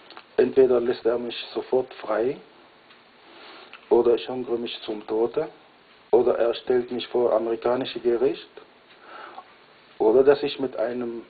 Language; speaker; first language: German; non-native, fluent; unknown